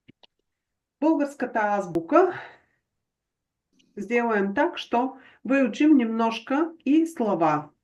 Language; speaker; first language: Russian; non-native, fluent; Bulgarian